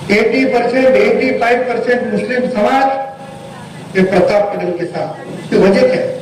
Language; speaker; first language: Hindi; non-native, local second language; Marathi